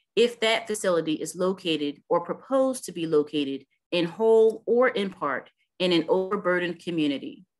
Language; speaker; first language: English; native; English